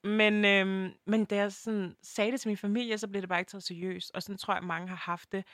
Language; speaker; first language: Danish; early bilingual, other home language; French